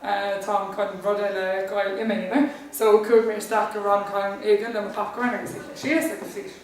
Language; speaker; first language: Irish; non-native, learner; English